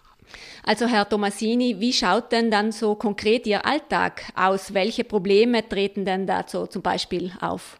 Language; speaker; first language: German; native; German